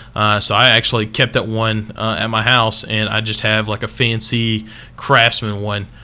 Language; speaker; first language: English; native; English